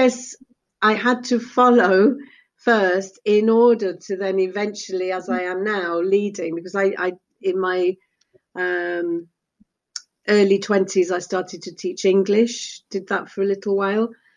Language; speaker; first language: English; early bilingual, other home language; Spanish